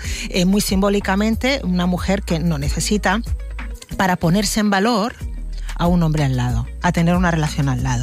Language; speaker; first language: Spanish; native; Spanish